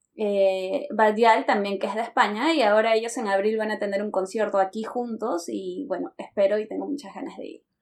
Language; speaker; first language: Spanish; native; Spanish